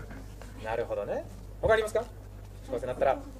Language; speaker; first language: Japanese; native; Japanese